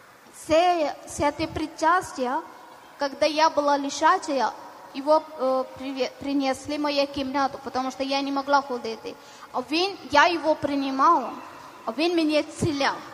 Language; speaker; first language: Ukrainian; non-native, learner; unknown